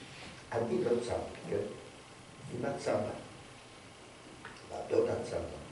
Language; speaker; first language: Hebrew; non-native, fluent; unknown